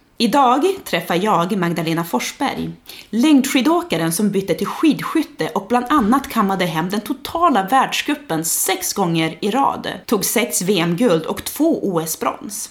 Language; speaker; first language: Swedish; early bilingual, other home language; Portuguese